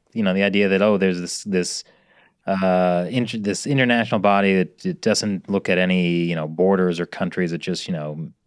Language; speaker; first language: English; native; English